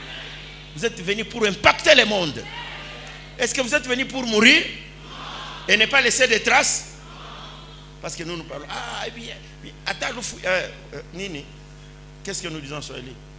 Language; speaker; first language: French; non-native, local second language; Lingala